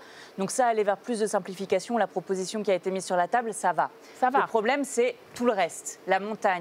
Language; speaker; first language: French; native; French